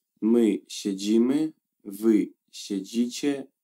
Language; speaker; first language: Polish; non-native, learner; Ukrainian